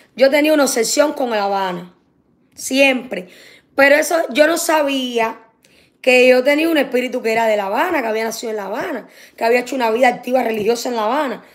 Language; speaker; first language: Spanish; native; Spanish